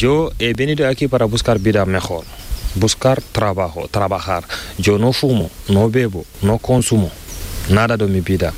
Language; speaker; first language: Spanish; non-native, learner; Fula